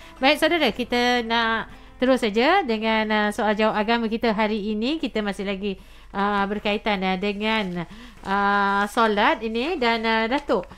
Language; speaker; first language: Malay; native; Malay